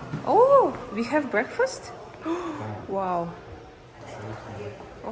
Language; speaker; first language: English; non-native, learner; Russian